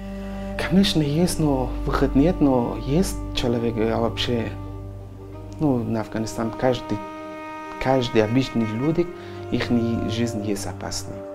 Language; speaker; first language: Russian; non-native, learner; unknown